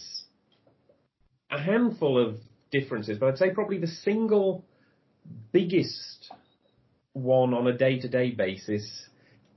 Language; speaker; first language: English; native; English